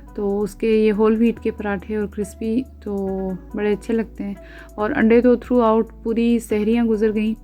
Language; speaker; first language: Urdu; native; Urdu